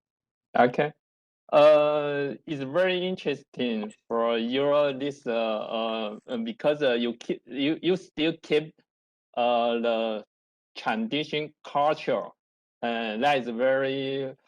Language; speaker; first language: English; non-native, learner; Chinese